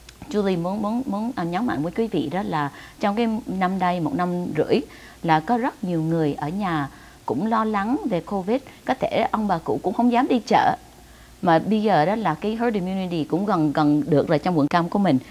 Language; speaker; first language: Vietnamese; early bilingual, heritage; Vietnamese